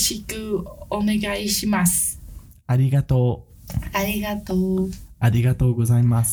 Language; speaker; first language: Japanese; non-native, learner; Vietnamese